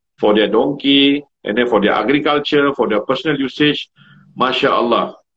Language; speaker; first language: English; non-native, learner; Malay